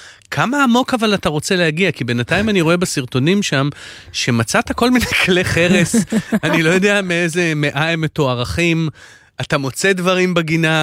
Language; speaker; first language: Hebrew; native; Hebrew